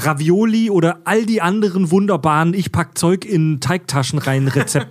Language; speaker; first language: German; native; German